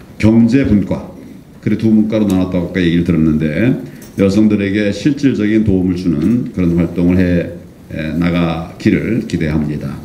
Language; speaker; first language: Korean; native; Korean